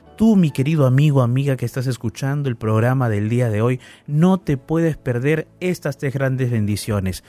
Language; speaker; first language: Spanish; native; Spanish